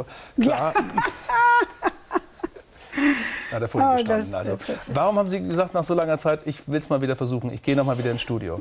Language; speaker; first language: German; native; German